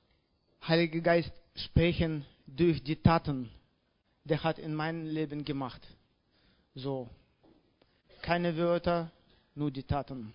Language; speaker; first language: German; non-native, learner; Russian